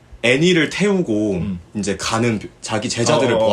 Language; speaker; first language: Korean; native; Korean